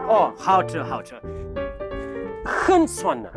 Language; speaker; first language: Chinese; non-native, learner; Croatian